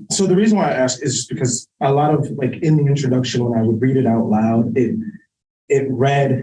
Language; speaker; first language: English; native; English